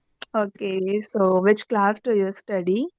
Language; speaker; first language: English; non-native, learner; Hindi